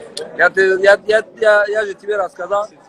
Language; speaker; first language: Russian; non-native, local second language; Tajik